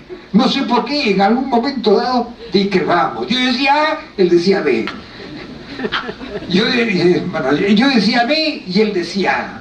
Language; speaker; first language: Spanish; native; Spanish